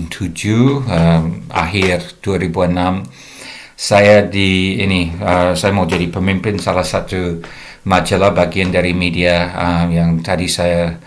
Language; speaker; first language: Indonesian; non-native, fluent; English